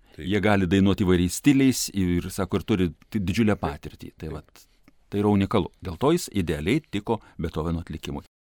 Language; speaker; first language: Lithuanian; native; Lithuanian